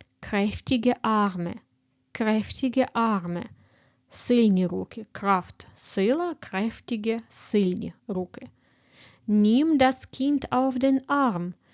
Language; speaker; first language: German; non-native, fluent; Ukrainian